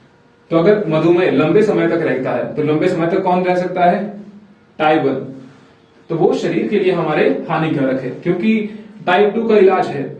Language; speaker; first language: Hindi; native; Hindi